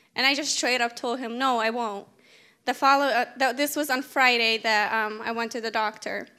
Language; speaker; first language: English; native; English